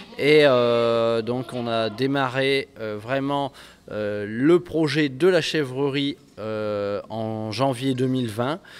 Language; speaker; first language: French; native; French